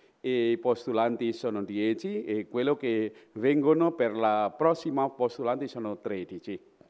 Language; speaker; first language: Italian; non-native, fluent; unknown